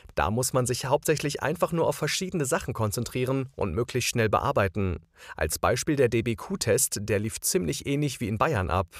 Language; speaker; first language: German; non-native, fluent; Croatian